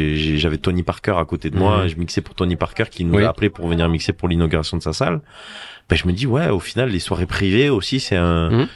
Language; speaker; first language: French; native; French